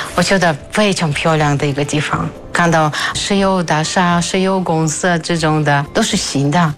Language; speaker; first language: Chinese; non-native, fluent; Russian